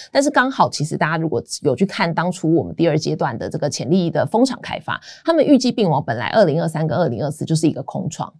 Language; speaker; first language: Chinese; native; Chinese